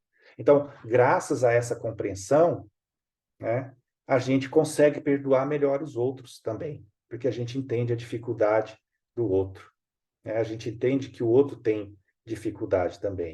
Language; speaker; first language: Portuguese; native; Portuguese